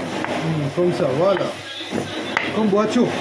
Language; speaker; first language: French; non-native, learner; Arabic